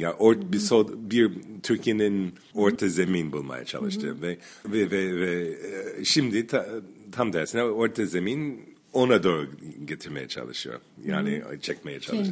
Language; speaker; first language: Turkish; non-native, fluent; English